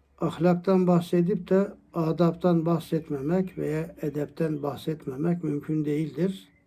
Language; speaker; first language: Turkish; native; Turkish